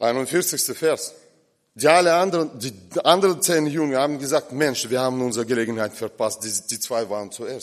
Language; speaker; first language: German; non-native, fluent; Russian